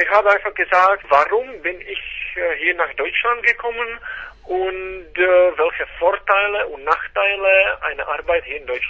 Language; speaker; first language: German; non-native, fluent; Czech